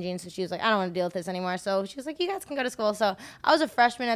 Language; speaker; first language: English; native; English